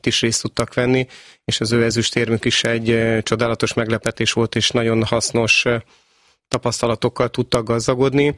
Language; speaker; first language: Hungarian; native; Hungarian